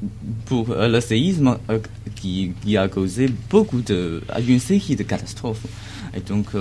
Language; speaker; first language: French; non-native, learner; Chinese